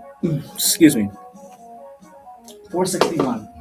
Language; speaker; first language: English; native; English